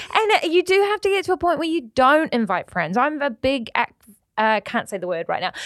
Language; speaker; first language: English; native; English